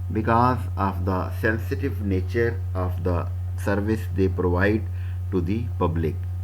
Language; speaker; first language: English; non-native, local second language; Urdu